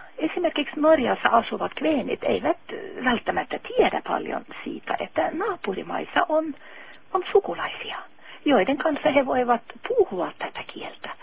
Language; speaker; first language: Finnish; non-native, fluent; Norwegian